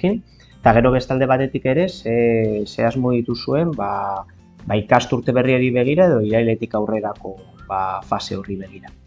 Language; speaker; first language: Basque; native; Basque